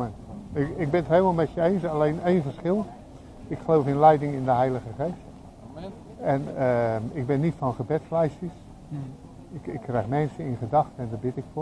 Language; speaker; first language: Dutch; native; Dutch